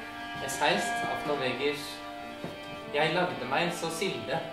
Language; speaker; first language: German; non-native, fluent; Norwegian